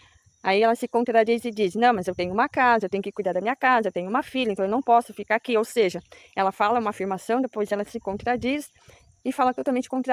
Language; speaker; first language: Portuguese; native; Portuguese